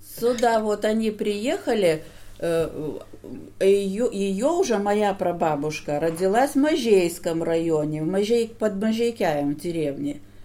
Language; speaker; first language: Russian; native; Russian